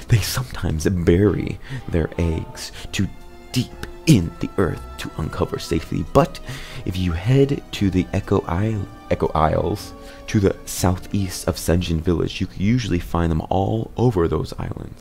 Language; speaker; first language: English; native; English